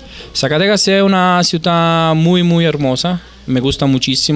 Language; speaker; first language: Spanish; non-native, fluent; Italian